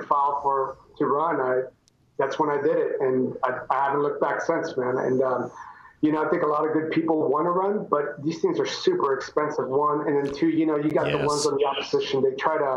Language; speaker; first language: English; native; English